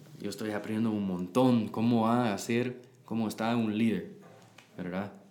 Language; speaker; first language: Spanish; non-native, learner; English